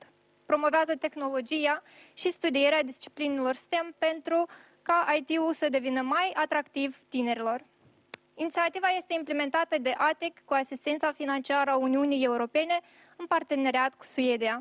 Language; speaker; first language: Romanian; native; Romanian